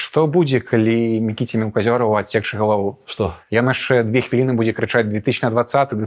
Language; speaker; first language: Belarusian; non-native, local second language; Russian